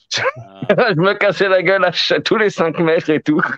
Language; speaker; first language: French; native; French